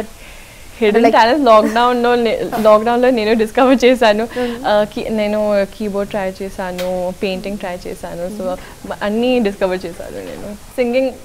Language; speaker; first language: Telugu; non-native, local second language; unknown